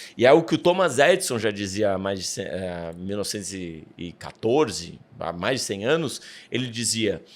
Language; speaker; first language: Portuguese; native; Portuguese